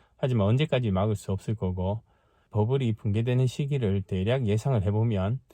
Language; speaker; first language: Korean; native; Korean